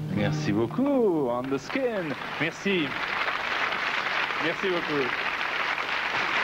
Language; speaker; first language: French; native; French